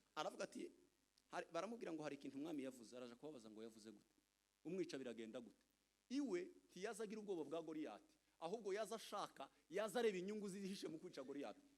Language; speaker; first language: Kinyarwanda; native; Kinyarwanda